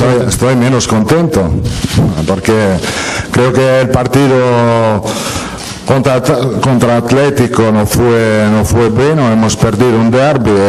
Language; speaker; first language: Spanish; non-native, fluent; Italian